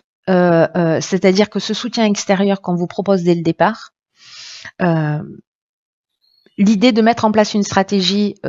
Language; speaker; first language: French; native; French